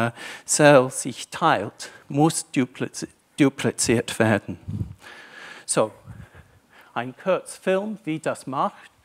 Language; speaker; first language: German; non-native, fluent; English